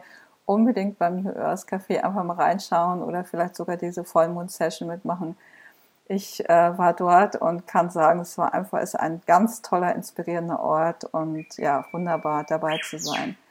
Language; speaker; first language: German; native; German